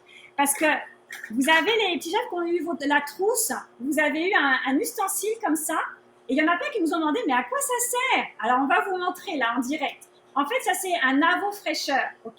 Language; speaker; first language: French; native; French